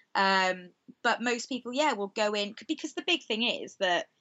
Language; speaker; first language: English; native; English